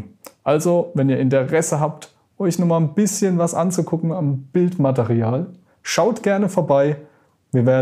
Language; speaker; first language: German; native; German